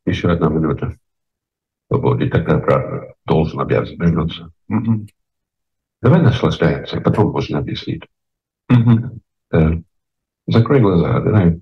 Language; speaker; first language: Russian; non-native, fluent; English